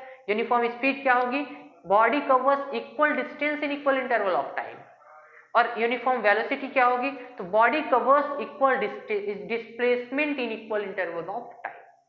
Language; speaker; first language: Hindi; native; Hindi